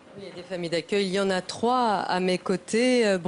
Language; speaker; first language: French; native; French